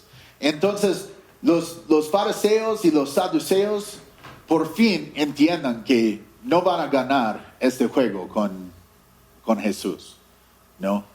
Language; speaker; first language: Spanish; non-native, fluent; English